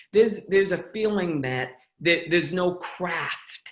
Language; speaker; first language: English; native; English